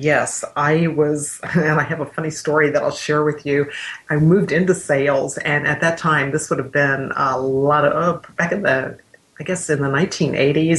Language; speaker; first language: English; native; English